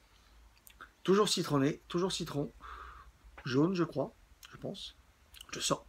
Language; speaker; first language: French; native; French